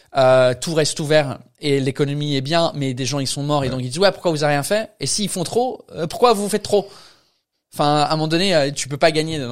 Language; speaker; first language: French; non-native, fluent; English